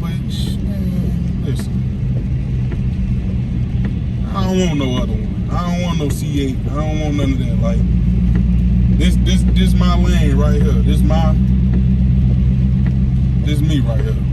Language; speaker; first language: English; native; English